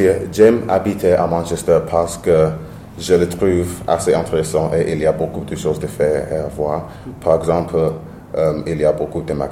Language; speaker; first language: French; non-native, learner; English